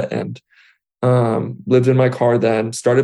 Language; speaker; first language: English; native; English